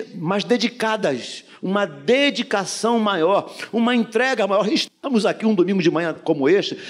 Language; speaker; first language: Portuguese; native; Portuguese